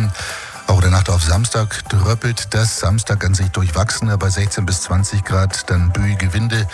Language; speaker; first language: German; native; German